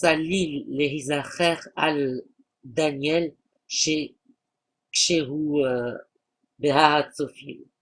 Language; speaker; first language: Hebrew; non-native, learner; French